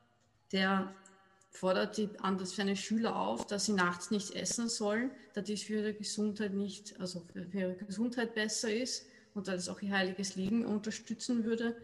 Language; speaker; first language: German; native; German